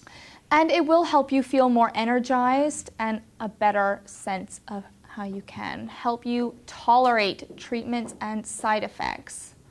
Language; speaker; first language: English; native; English